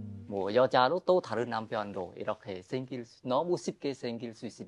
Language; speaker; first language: Korean; non-native, fluent; Khmer